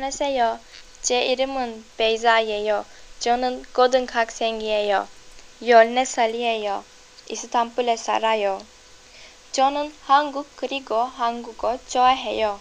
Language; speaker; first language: Korean; non-native, learner; Turkish